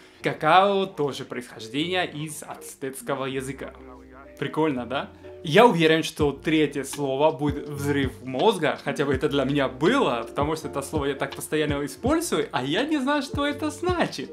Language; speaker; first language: Russian; non-native, fluent; Spanish